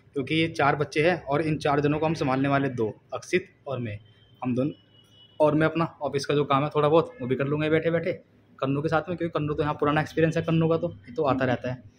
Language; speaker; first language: Hindi; native; Hindi